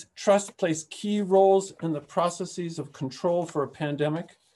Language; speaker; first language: English; native; English